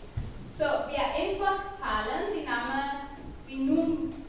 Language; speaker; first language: German; non-native, learner; Catalan